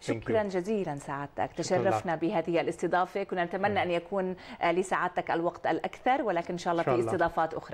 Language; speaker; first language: Arabic; native; Arabic